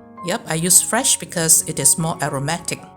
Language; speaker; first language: English; native; English